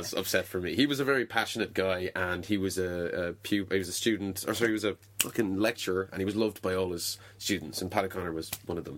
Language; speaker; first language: English; native; English